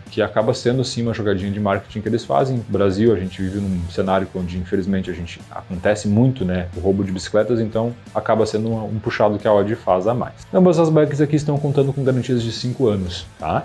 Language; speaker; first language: Portuguese; native; Portuguese